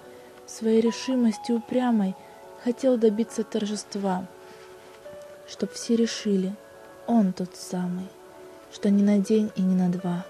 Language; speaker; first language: Russian; native; Russian